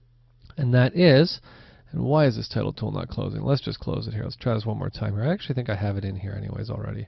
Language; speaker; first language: English; native; English